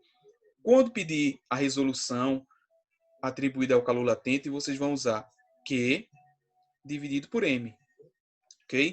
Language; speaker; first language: Portuguese; native; Portuguese